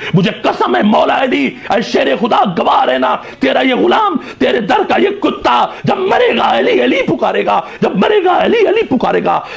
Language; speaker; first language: Urdu; non-native, local second language; Saraiki